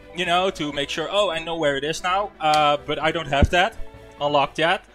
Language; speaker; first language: English; early bilingual, other home language; Dutch